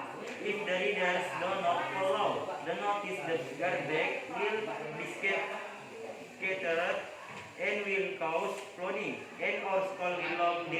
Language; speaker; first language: English; non-native, learner; Indonesian